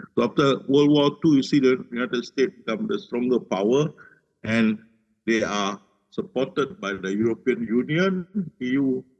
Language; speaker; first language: English; non-native, local second language; Malay